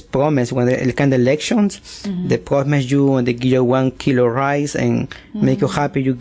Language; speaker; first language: English; non-native, learner; Spanish